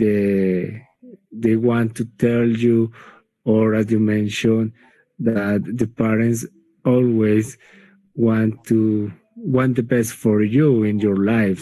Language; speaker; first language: English; non-native, learner; Spanish